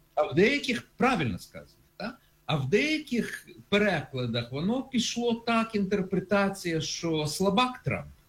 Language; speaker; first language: Ukrainian; native; Ukrainian